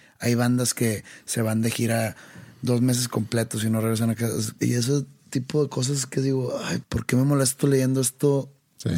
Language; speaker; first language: Spanish; native; Spanish